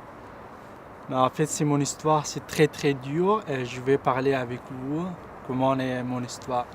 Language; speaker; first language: French; non-native, learner; Pashto